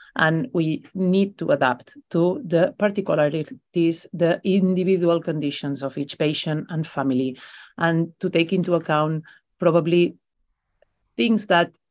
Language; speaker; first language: English; non-native, fluent; Spanish